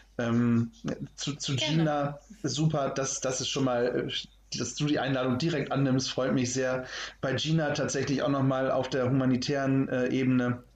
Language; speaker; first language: German; native; German